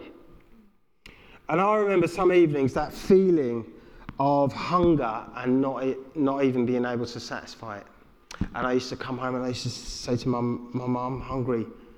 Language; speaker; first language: English; native; English